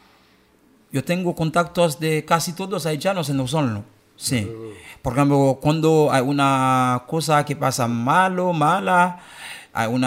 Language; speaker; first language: Spanish; non-native, learner; Haitian Creole